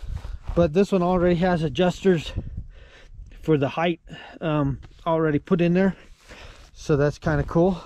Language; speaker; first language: English; native; English